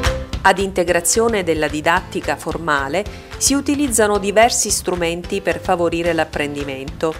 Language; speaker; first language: Italian; native; Italian